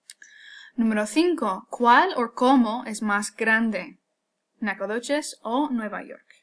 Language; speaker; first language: Spanish; non-native, fluent; English